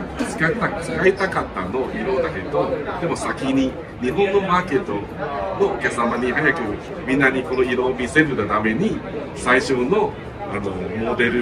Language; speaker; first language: Japanese; non-native, learner; Chinese